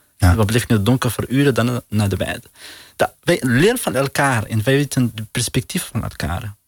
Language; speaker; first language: Dutch; non-native, learner; Arabic